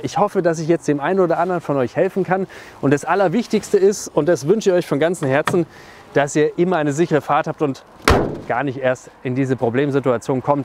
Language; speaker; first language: German; native; German